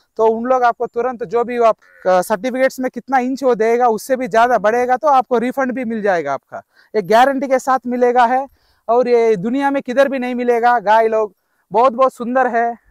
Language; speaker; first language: Hindi; non-native, local second language; Telugu